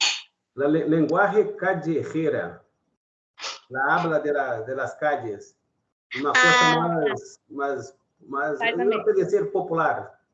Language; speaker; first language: Spanish; non-native, learner; Portuguese